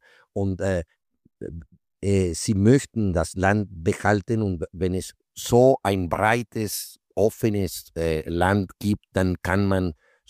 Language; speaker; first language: German; non-native, fluent; Spanish